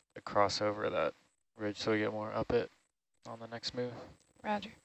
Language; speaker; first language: English; native; English